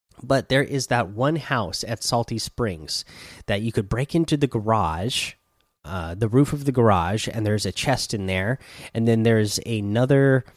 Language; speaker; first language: English; native; English